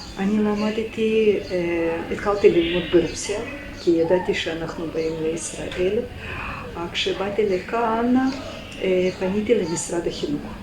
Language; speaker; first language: Hebrew; non-native, fluent; Russian